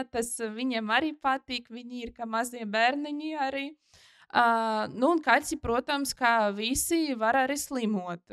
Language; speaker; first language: Latvian; non-native, local second language; Russian